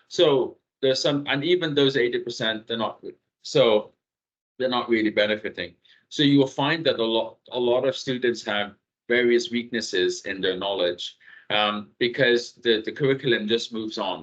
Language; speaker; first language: English; non-native, fluent; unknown